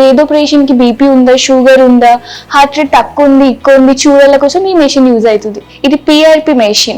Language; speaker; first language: Telugu; non-native, local second language; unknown